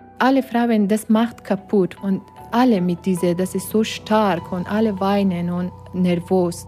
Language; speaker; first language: German; non-native, learner; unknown